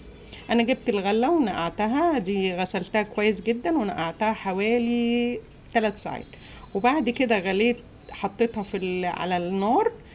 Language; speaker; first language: Arabic; native; Arabic